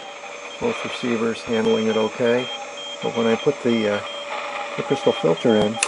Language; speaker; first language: English; native; English